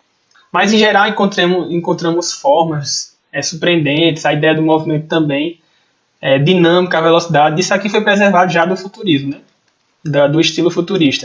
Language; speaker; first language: Portuguese; native; Portuguese